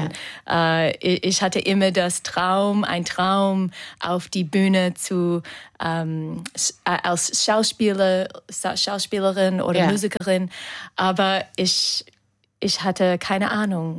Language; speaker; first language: German; non-native, fluent; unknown